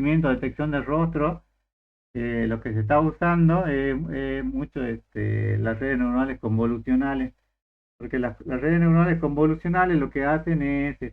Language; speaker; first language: Spanish; native; Spanish